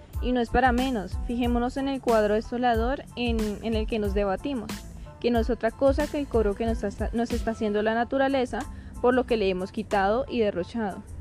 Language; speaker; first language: Spanish; native; Spanish